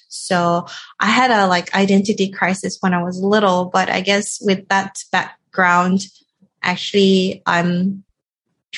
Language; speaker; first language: English; non-native, fluent; Japanese